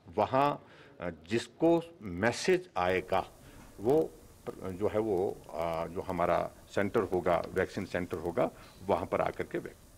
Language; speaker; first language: Hindi; native; Hindi